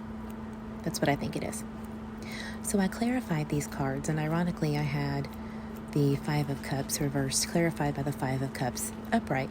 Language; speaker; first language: English; native; English